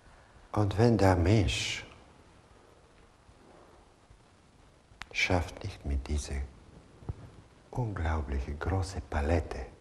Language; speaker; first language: German; non-native, fluent; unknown